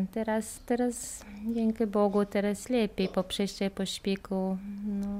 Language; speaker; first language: Polish; non-native, learner; Chechen